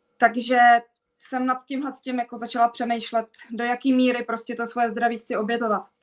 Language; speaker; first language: Czech; native; Czech